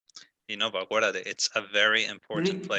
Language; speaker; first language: English; non-native, fluent; Spanish